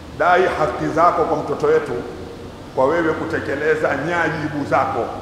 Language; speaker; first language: Swahili; native; Swahili